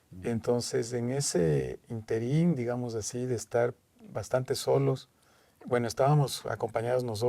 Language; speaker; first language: Spanish; native; Spanish